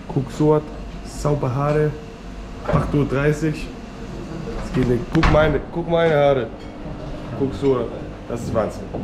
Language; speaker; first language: German; non-native, learner; Danish